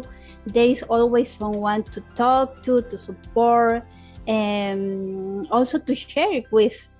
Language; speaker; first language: English; non-native, learner; Spanish